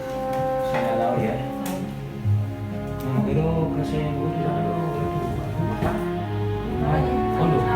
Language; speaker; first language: Basque; non-native, learner; Spanish